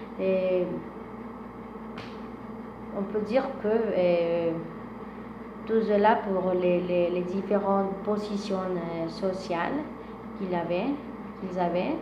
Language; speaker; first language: French; non-native, fluent; Spanish